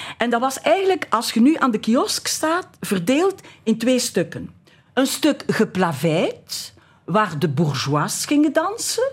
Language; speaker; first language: Dutch; native; Dutch